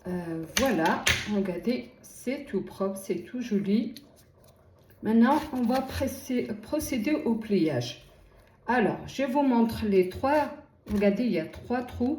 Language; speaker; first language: French; native; French